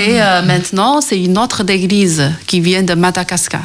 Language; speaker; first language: French; non-native, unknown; Chinese